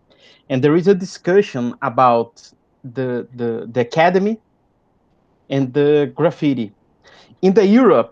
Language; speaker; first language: English; non-native, fluent; Portuguese